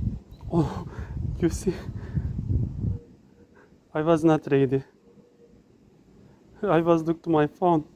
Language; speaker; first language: English; non-native, learner; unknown